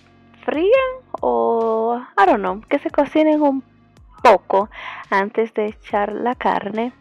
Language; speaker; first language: Spanish; early bilingual, heritage; Spanish